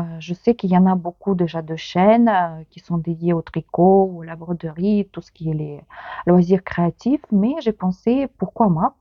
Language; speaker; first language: French; non-native, fluent; Ukrainian